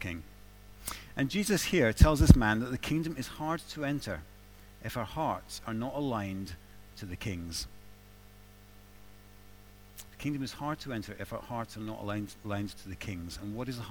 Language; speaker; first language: English; native; English